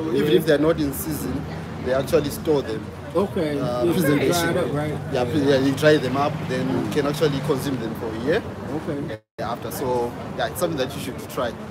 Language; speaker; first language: English; non-native, local second language; North Ndebele